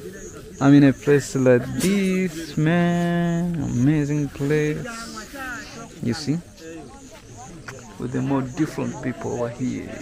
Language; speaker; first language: English; non-native, fluent; Rundi